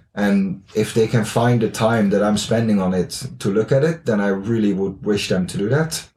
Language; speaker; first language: English; non-native, fluent; Dutch